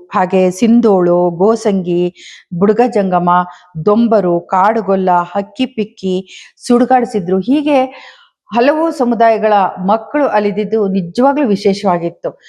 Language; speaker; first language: Kannada; native; Kannada